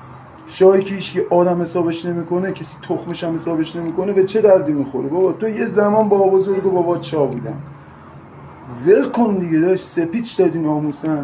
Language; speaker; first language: Persian; native; Persian